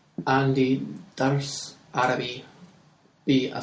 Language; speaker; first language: Arabic; non-native, learner; English